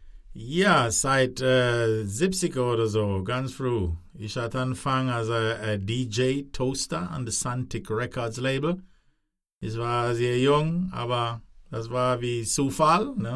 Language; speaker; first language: German; non-native, fluent; English